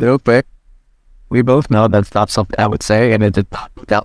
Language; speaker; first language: English; native; English